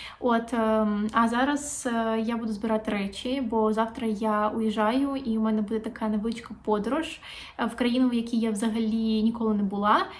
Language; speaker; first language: Ukrainian; native; Ukrainian